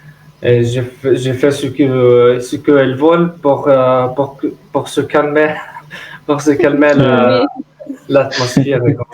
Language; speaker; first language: French; non-native, learner; Arabic